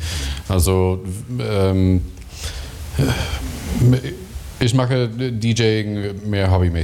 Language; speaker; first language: German; non-native, learner; English